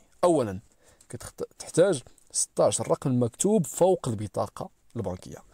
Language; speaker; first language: Arabic; native; Arabic